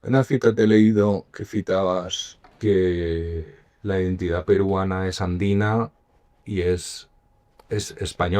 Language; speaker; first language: Spanish; native; Spanish